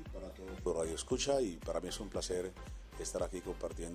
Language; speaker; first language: Spanish; native; Spanish